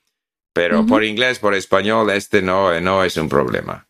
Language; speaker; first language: Spanish; non-native, fluent; English